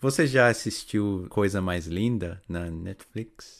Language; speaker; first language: Portuguese; non-native, fluent; English